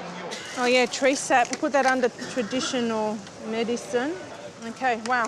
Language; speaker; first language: English; native; English